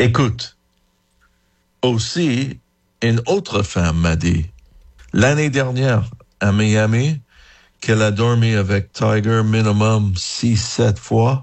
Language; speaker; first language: French; non-native, fluent; English